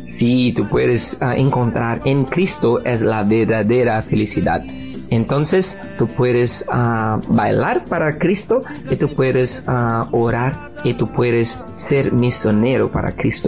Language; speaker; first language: Spanish; non-native, learner; Portuguese